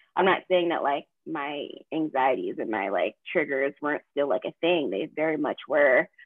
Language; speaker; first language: English; native; English